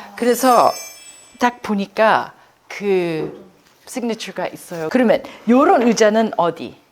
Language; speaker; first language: Korean; early bilingual, heritage; Korean